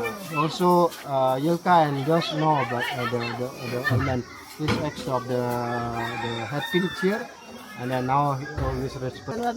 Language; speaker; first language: English; non-native, learner; Indonesian